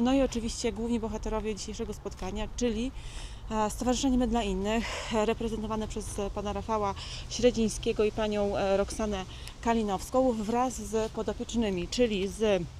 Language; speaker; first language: Polish; native; Polish